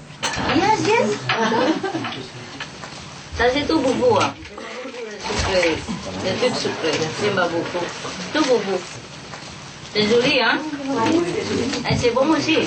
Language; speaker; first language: French; non-native, learner; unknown